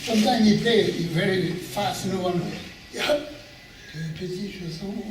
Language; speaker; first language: English; non-native, learner; French